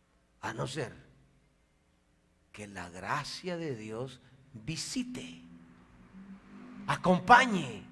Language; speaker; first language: Spanish; native; Spanish